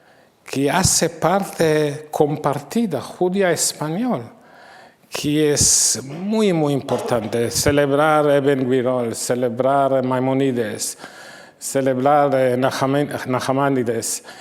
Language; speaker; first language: Spanish; non-native, fluent; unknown